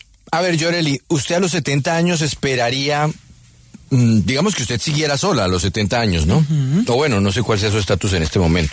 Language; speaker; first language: Spanish; native; Spanish